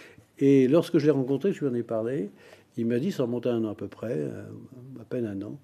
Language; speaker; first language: French; native; French